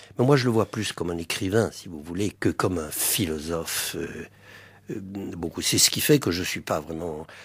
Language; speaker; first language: French; native; French